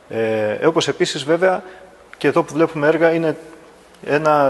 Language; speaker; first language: Greek; native; Greek